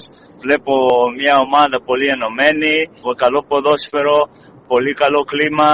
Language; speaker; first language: Greek; non-native, fluent; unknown